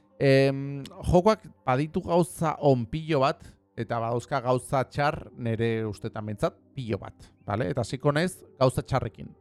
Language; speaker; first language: Basque; non-native, local second language; Spanish